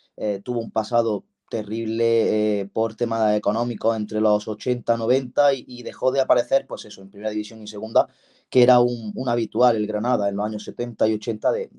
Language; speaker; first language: Spanish; native; Spanish